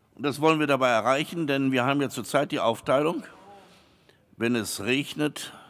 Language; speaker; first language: German; native; German